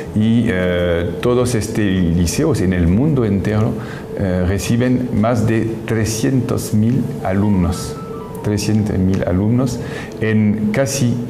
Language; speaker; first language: Spanish; non-native, fluent; French